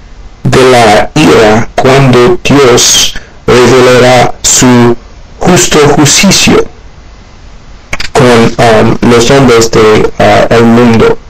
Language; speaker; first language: Spanish; non-native, learner; Haitian Creole